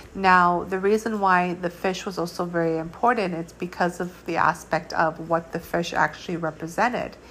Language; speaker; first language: English; early bilingual, other home language; Georgian